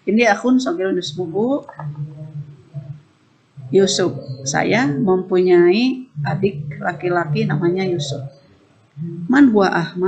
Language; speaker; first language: Indonesian; native; Indonesian